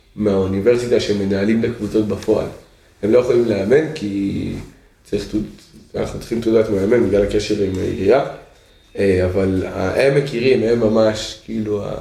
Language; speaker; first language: Hebrew; native; Hebrew